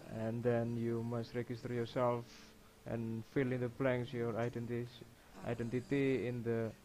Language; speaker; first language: English; non-native, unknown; Indonesian